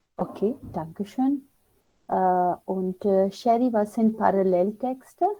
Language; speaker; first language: German; non-native, fluent; Hindi